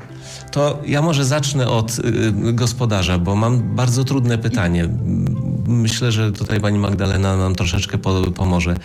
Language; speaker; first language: Polish; native; Polish